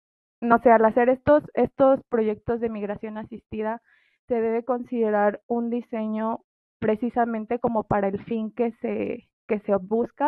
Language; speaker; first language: Spanish; native; Spanish